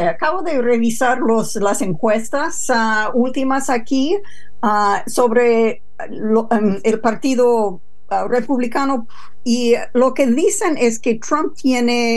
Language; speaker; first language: Spanish; non-native, fluent; English